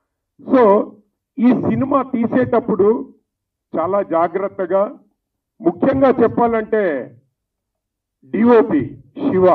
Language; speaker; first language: Telugu; native; Telugu